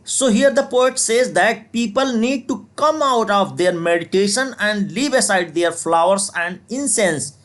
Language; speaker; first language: English; non-native, local second language; Nepali